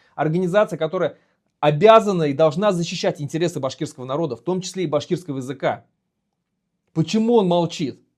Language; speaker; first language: Russian; non-native, local second language; Bashkir